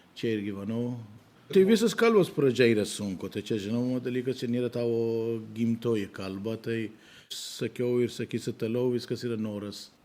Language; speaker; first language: Lithuanian; non-native, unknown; Persian